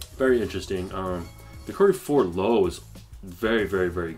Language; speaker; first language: English; native; English